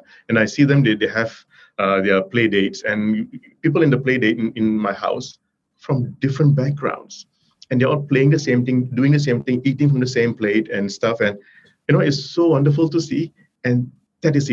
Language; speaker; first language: English; non-native, local second language; Tamil